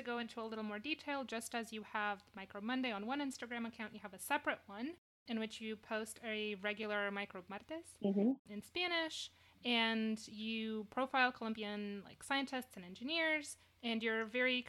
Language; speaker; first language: English; non-native, fluent; Romanian